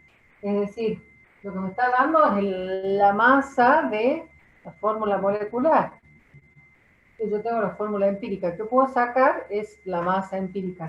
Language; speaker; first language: Spanish; native; Spanish